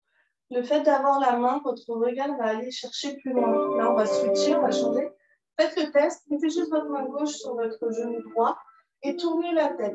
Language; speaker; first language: French; native; French